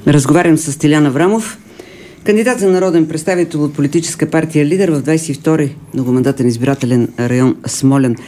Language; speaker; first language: Bulgarian; native; Bulgarian